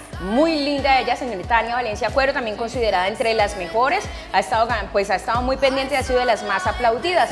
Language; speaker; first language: Spanish; native; Spanish